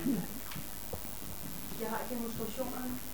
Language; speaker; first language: Danish; non-native, fluent; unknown